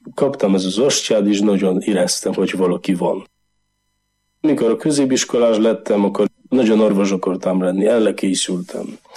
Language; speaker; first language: Hungarian; non-native, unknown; Polish